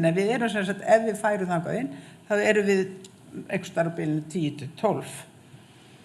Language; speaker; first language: Icelandic; native; Icelandic